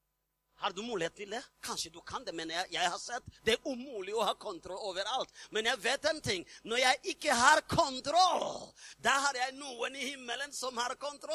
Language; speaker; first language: Swedish; non-native, fluent; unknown